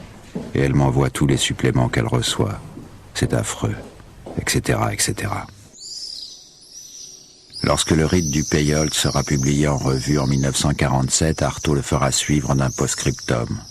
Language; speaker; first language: French; native; French